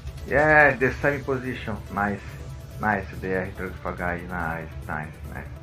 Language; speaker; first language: English; non-native, learner; Portuguese